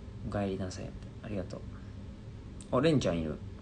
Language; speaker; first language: Japanese; native; Japanese